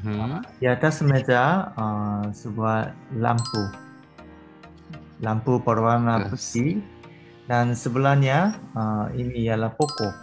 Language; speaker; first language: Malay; non-native, learner; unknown